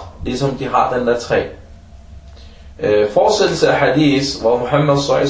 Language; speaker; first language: Danish; early bilingual, other home language; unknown